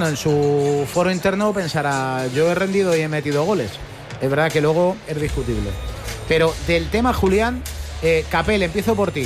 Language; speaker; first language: Spanish; native; Spanish